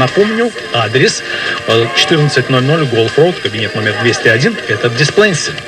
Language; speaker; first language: Russian; native; Russian